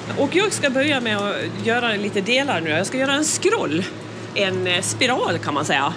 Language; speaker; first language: Swedish; native; Swedish